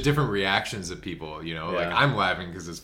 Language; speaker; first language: English; native; English